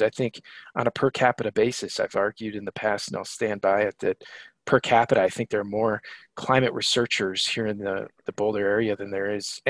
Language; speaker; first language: English; native; English